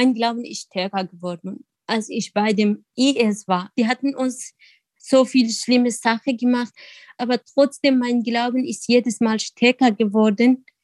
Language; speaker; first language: German; non-native, learner; Kurdish